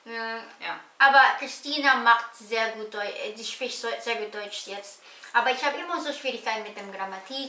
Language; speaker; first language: German; non-native, learner; Filipino